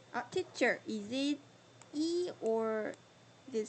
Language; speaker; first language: English; non-native, learner; Korean